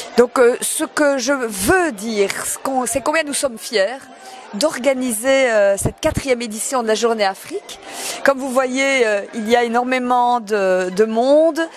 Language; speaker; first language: French; native; French